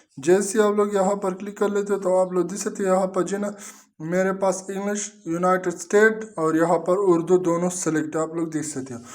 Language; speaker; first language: Urdu; non-native, local second language; Punjabi